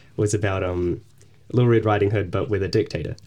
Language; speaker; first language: English; native; English